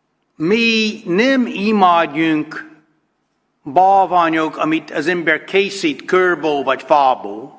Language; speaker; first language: Hungarian; non-native, fluent; English